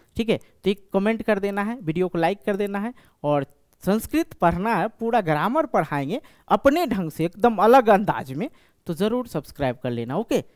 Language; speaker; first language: Hindi; native; Hindi